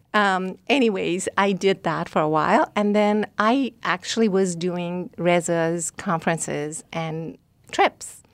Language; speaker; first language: English; non-native, fluent; Persian